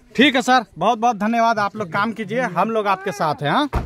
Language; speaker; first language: Hindi; native; Hindi